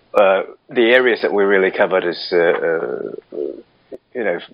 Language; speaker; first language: English; non-native, fluent; Russian